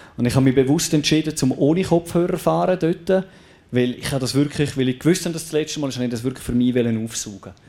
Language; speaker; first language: German; native; German